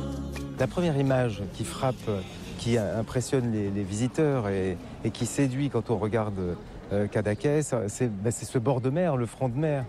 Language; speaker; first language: French; native; French